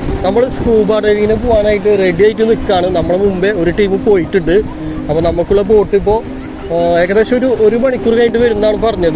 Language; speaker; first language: Malayalam; native; Malayalam